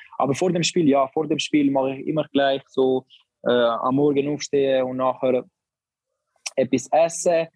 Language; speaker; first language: German; non-native, learner; Albanian